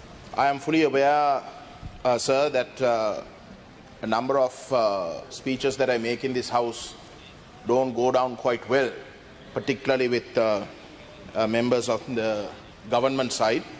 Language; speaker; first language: English; non-native, local second language; Tamil